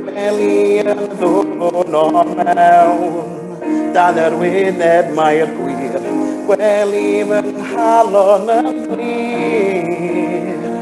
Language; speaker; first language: Welsh; native; Welsh